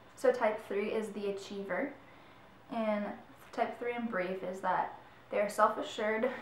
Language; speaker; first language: English; native; English